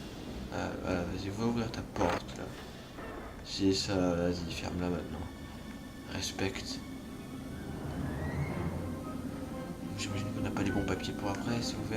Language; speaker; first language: French; native; French